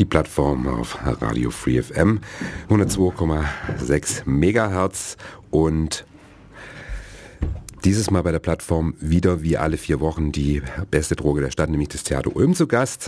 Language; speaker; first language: German; native; German